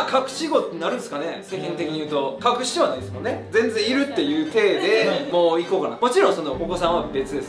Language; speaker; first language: Japanese; native; Japanese